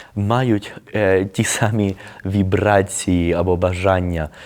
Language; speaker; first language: Ukrainian; early bilingual, heritage; Spanish